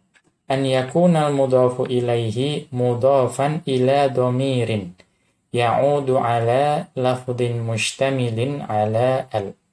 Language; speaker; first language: Arabic; non-native, fluent; Indonesian